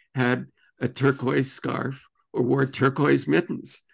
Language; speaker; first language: English; native; English